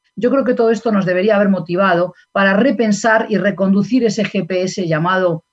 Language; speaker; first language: Spanish; native; Spanish